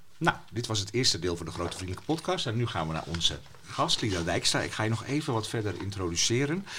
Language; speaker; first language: Dutch; non-native, local second language; Western Frisian